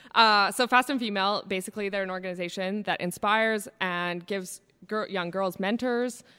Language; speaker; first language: English; native; English